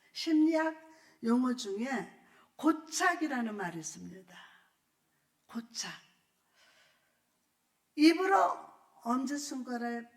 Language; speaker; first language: Korean; native; Korean